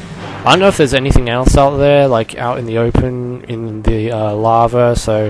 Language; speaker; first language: English; native; English